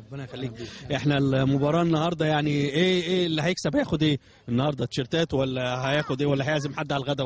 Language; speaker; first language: Arabic; native; Arabic